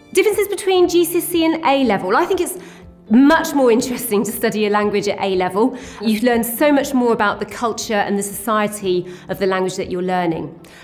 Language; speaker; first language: English; native; English